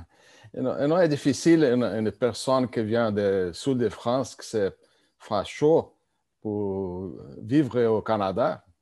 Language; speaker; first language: French; non-native, learner; Portuguese